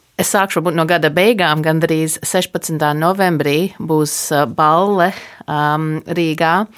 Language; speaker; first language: Latvian; early bilingual, heritage; Latvian